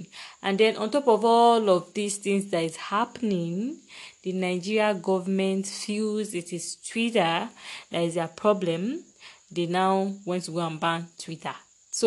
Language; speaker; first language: English; non-native, local second language; Yoruba